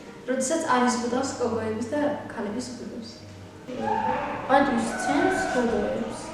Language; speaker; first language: Georgian; non-native, local second language; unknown